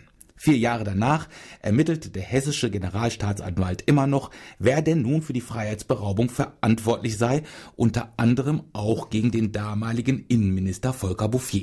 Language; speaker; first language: German; native; German